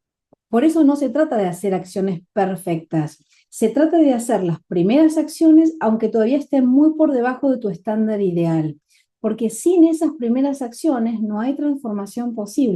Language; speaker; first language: Spanish; native; Spanish